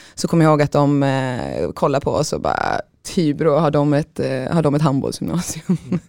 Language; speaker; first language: Swedish; native; Swedish